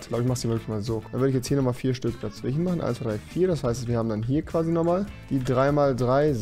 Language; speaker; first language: German; native; German